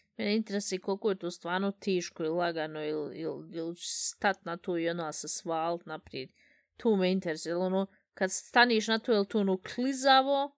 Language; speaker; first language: Bosnian; early bilingual, heritage; Bosnian